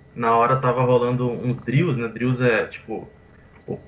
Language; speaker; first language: Portuguese; native; Portuguese